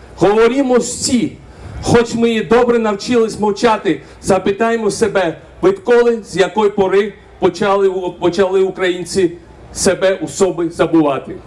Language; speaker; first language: Ukrainian; non-native, fluent; Georgian